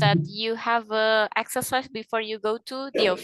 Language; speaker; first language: English; non-native, fluent; Indonesian